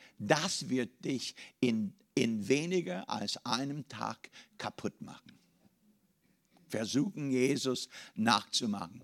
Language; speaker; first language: German; non-native, fluent; English